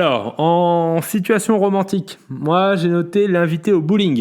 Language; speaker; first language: French; native; French